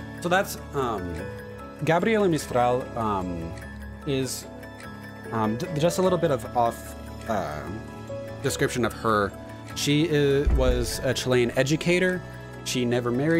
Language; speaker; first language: English; native; English